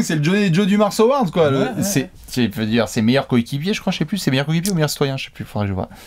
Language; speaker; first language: French; native; French